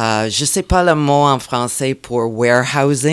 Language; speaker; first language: French; non-native, fluent; English